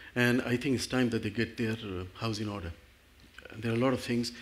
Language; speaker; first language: English; non-native, local second language; Gujarati